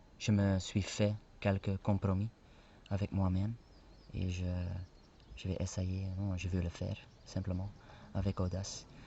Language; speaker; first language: French; non-native, fluent; Spanish